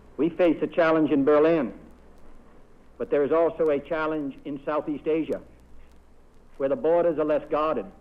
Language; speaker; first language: English; native; English